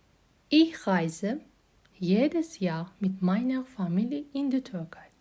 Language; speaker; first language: German; non-native, fluent; Azerbaijani